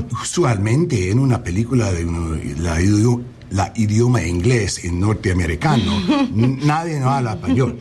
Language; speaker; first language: Spanish; non-native, learner; English